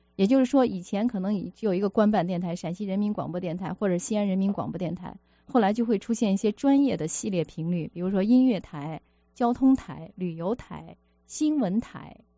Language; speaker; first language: Chinese; native; Chinese